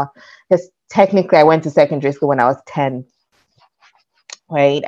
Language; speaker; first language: English; non-native, local second language; Yoruba